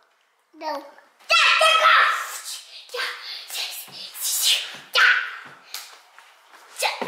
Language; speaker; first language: Icelandic; non-native, learner; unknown